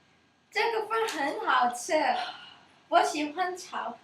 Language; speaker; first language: Chinese; non-native, learner; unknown